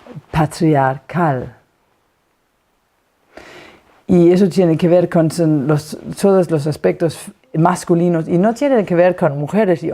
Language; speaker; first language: Spanish; non-native, fluent; Danish